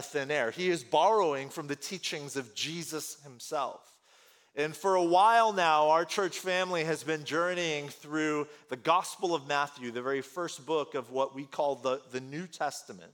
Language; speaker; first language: English; early bilingual, other home language; Korean